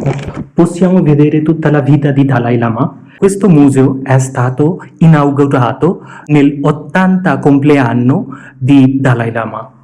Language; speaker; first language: Italian; non-native, fluent; Bangla